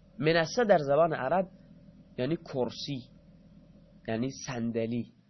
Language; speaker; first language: Persian; non-native, local second language; Baluchi